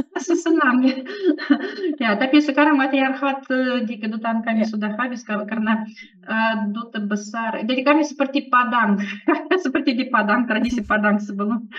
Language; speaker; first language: Indonesian; non-native, fluent; Russian